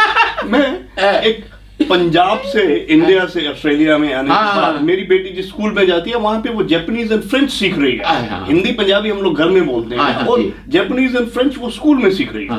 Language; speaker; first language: Hindi; native; Hindi